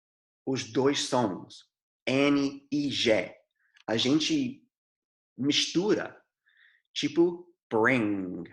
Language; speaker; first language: Portuguese; non-native, fluent; English